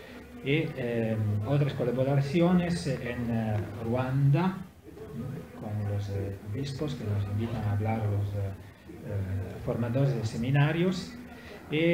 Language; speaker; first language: Spanish; non-native, learner; Italian